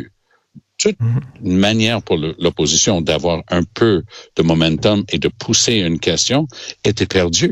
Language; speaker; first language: French; native; French